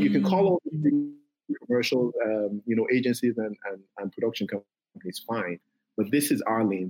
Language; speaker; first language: English; non-native, local second language; Yoruba